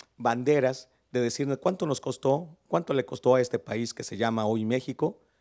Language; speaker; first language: Spanish; native; Spanish